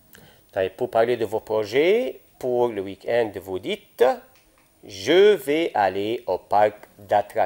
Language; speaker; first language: French; non-native, fluent; Arabic